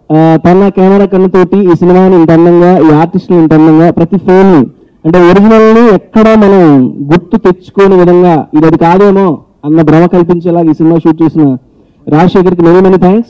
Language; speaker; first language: Telugu; native; Telugu